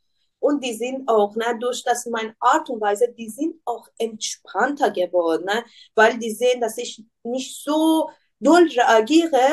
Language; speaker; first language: German; non-native, learner; Persian